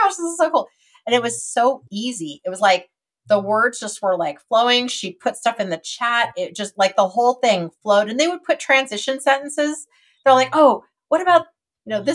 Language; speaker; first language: English; native; English